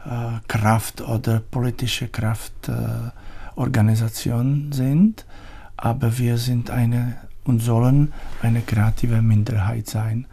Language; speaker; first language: German; non-native, learner; Czech